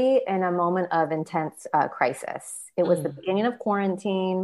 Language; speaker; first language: English; native; English